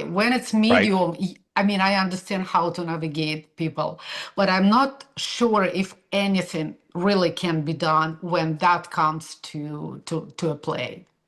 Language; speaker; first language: English; non-native, fluent; Russian